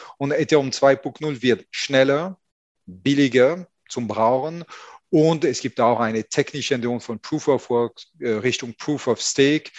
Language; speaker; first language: German; non-native, fluent; French